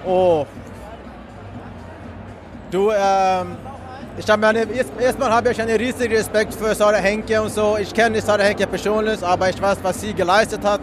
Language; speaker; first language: German; non-native, fluent; Swedish